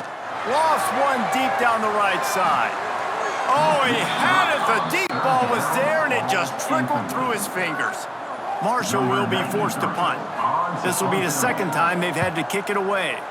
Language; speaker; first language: English; native; English